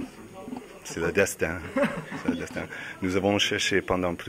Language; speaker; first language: French; non-native, learner; English